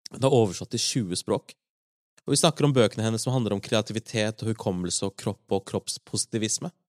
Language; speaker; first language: Norwegian; native; Norwegian